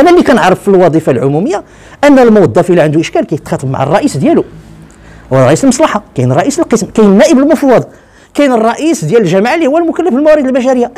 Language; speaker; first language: Arabic; native; Arabic